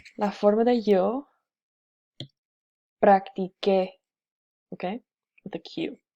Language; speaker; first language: Spanish; non-native, fluent; English